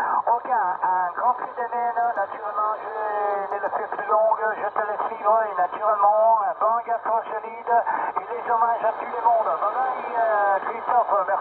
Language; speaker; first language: French; non-native, learner; Italian